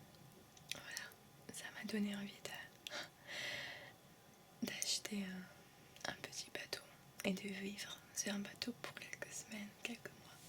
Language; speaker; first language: French; early bilingual, heritage; French